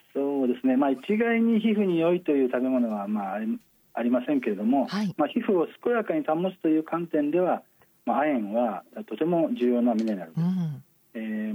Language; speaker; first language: Japanese; native; Japanese